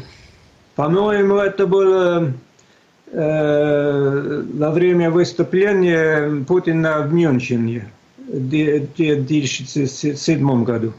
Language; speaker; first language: Russian; non-native, fluent; Swedish